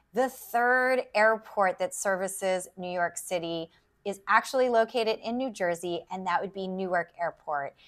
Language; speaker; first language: English; native; English